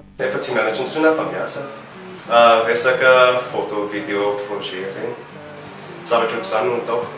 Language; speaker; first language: Malagasy; non-native, fluent; English